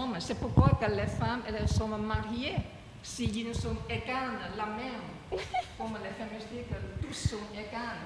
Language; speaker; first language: French; non-native, learner; Chinese